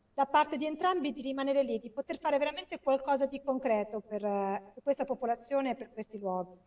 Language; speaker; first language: Italian; native; Italian